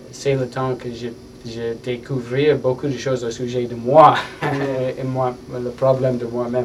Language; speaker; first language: French; non-native, learner; English